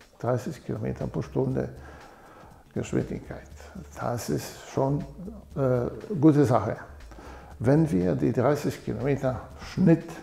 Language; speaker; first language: German; non-native, fluent; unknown